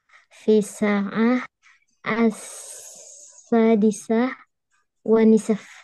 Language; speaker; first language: Arabic; non-native, learner; Indonesian